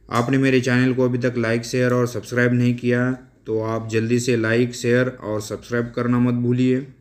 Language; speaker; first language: Hindi; non-native, local second language; Marathi